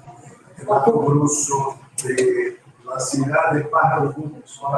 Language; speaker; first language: Spanish; non-native, fluent; Portuguese